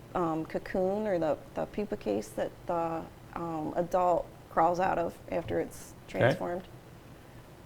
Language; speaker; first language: English; native; English